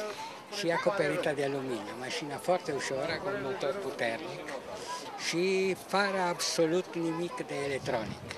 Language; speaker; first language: Romanian; non-native, fluent; Italian